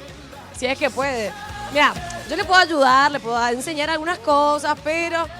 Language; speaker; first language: Spanish; native; Spanish